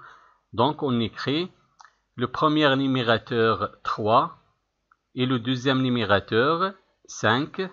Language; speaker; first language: French; non-native, local second language; Arabic